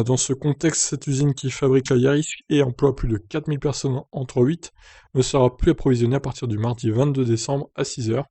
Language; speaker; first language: French; native; French